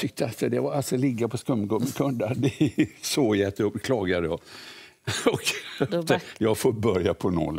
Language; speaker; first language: Swedish; native; Swedish